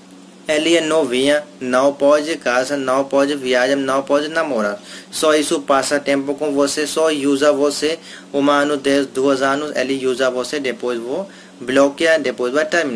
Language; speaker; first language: Portuguese; non-native, learner; Hindi